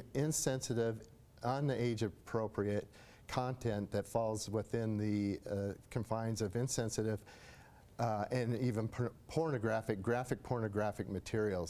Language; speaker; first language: English; native; English